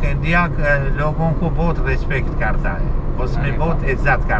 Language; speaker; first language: Hindi; non-native, learner; Arabic